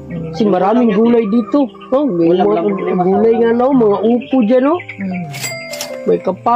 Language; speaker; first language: Filipino; non-native, local second language; Cebuano